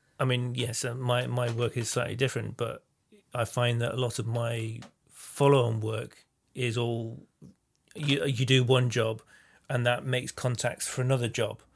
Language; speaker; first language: English; native; English